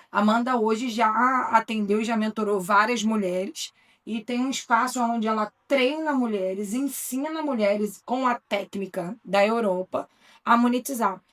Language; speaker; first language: Portuguese; native; Portuguese